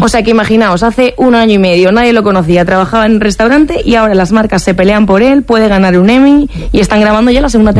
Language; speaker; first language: Spanish; native; Spanish